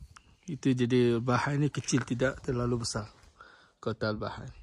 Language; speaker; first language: Indonesian; non-native, fluent; Arabic